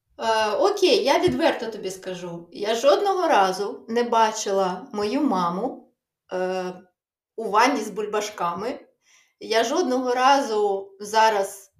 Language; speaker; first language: Ukrainian; non-native, local second language; Russian